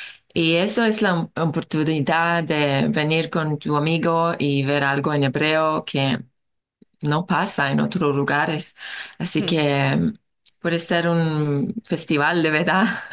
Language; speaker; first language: Spanish; non-native, learner; Hebrew